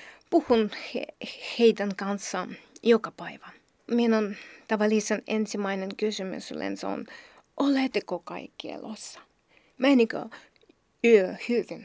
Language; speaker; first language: Finnish; non-native, learner; Ukrainian